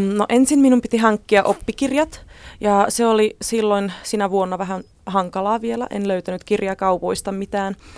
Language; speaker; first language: Finnish; non-native, fluent; Czech